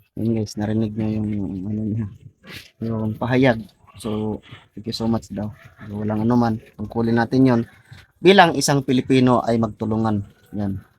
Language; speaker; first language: Filipino; non-native, local second language; Cebuano